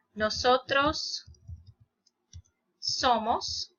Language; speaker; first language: Spanish; non-native, fluent; English